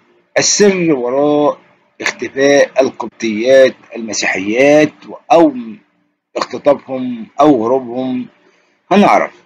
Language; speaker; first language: Arabic; native; Arabic